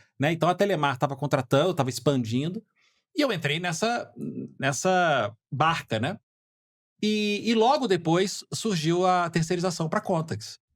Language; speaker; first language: Portuguese; native; Portuguese